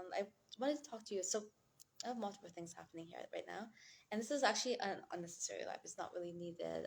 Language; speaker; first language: English; native; English